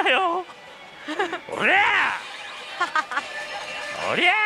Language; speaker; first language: Japanese; native; Japanese